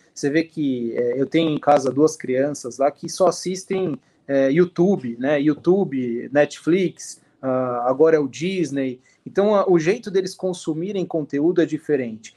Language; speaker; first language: Portuguese; native; Portuguese